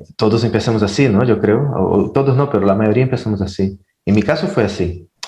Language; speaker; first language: Spanish; non-native, fluent; Portuguese